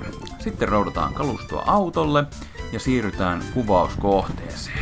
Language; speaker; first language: Finnish; native; Finnish